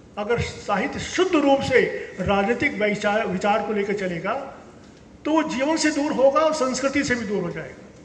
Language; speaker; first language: Hindi; native; Hindi